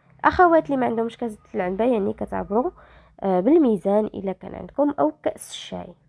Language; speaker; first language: Arabic; native; Arabic